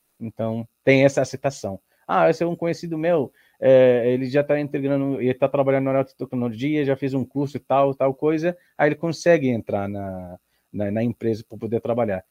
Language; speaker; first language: Portuguese; non-native, learner; Arabic